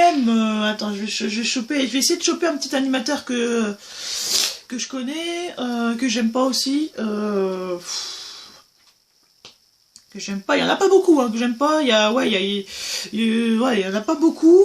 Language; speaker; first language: French; native; French